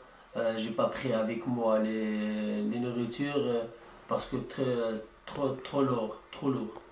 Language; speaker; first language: French; non-native, learner; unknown